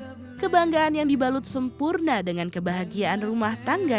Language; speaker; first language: Indonesian; native; Indonesian